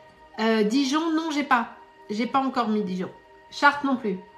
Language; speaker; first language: French; native; French